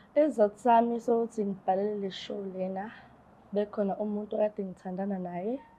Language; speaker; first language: Zulu; native; Zulu